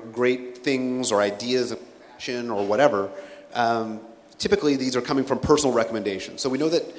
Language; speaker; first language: English; native; English